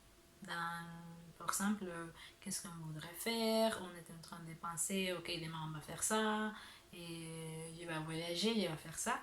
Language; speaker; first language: French; non-native, learner; Spanish